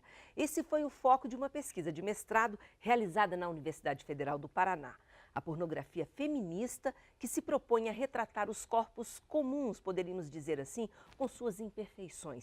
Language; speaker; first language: Portuguese; native; Portuguese